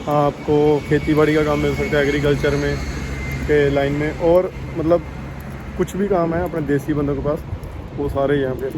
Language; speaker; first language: Hindi; non-native, local second language; Punjabi